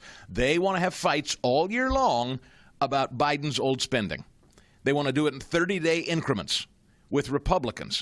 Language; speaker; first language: English; native; English